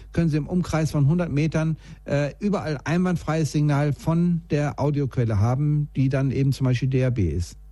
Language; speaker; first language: German; native; German